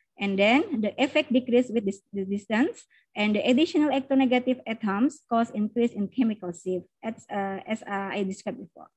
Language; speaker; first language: English; non-native, learner; Indonesian